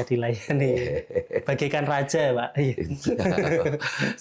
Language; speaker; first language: Indonesian; native; Indonesian